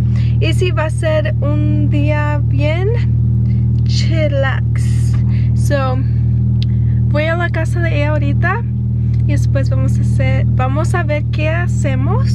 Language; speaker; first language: Spanish; early bilingual, heritage; Spanish